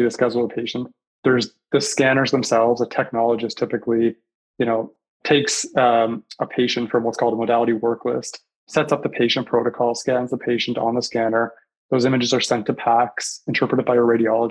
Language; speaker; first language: English; native; English